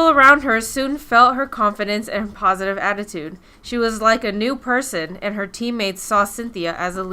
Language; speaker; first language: English; native; English